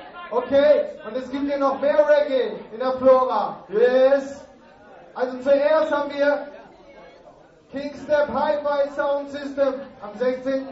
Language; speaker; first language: German; native; German